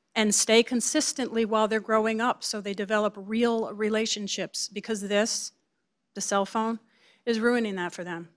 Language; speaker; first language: English; native; English